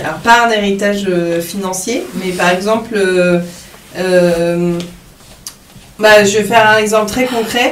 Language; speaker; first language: French; native; French